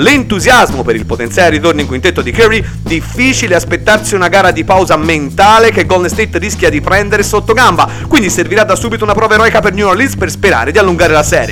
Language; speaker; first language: Italian; native; Italian